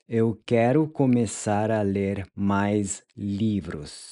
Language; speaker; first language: Portuguese; non-native, fluent; English